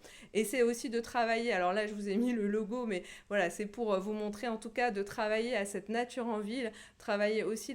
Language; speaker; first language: French; native; French